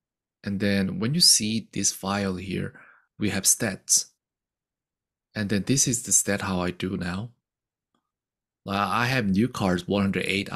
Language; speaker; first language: English; non-native, fluent; Korean